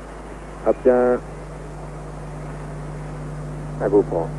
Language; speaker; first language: French; native; French